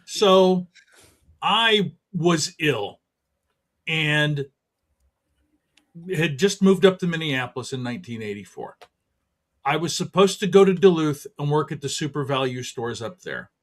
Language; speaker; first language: English; native; English